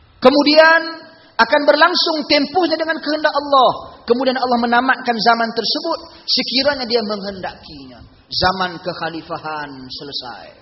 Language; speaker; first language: Malay; native; Malay